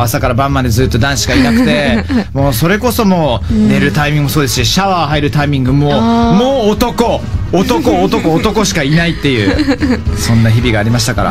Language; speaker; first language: Japanese; early bilingual, heritage; Japanese